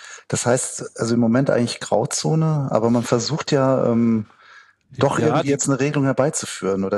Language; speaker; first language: German; native; German